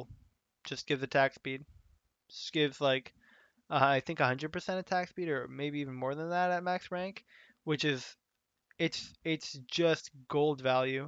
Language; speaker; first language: English; native; English